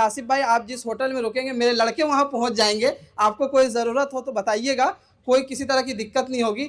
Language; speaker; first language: Hindi; native; Hindi